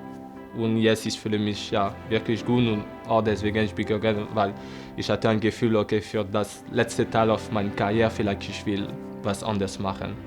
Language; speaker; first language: German; non-native, learner; French